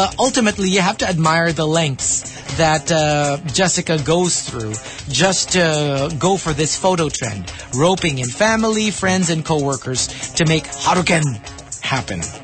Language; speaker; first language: English; non-native, local second language; Filipino